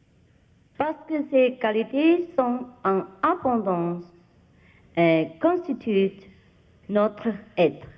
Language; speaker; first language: French; non-native, fluent; Vietnamese